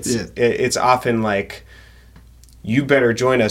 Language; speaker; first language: English; native; English